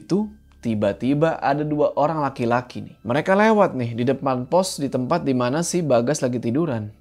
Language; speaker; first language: Indonesian; native; Indonesian